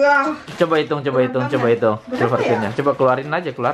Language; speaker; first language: Indonesian; native; Indonesian